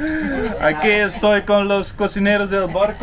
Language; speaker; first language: Spanish; non-native, learner; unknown